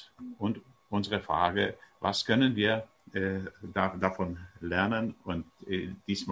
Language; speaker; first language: German; non-native, fluent; Polish